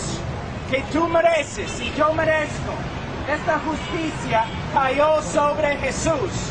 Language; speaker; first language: Spanish; non-native, fluent; English